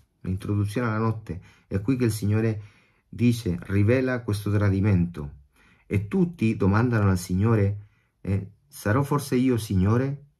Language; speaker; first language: Italian; non-native, fluent; Spanish